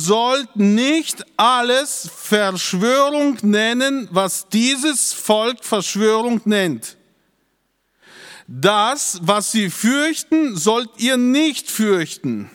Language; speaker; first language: German; native; German